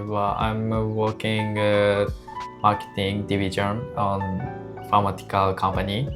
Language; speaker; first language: English; non-native, learner; Japanese